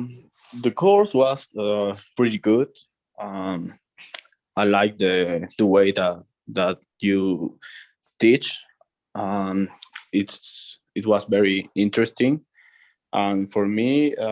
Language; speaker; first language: English; non-native, learner; Spanish